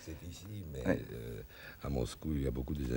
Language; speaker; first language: French; non-native, learner; Russian